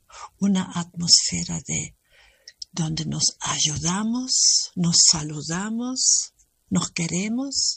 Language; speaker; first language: Spanish; non-native, learner; German